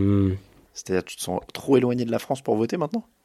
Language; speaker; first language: French; native; French